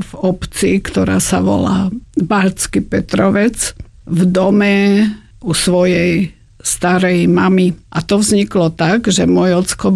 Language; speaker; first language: Slovak; native; Slovak